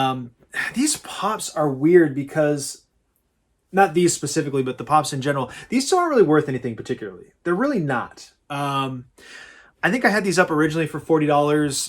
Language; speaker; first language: English; native; English